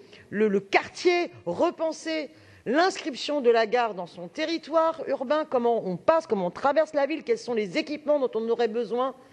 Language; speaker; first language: French; native; French